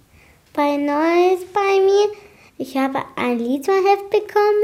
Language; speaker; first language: German; early bilingual, other home language; Arabic